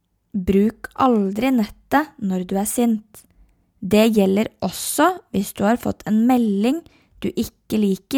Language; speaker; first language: Norwegian; native; Norwegian